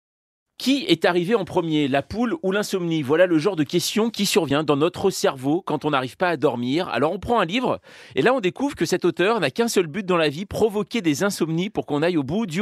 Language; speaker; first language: French; native; French